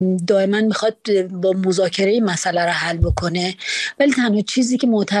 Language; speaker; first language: Persian; native; Persian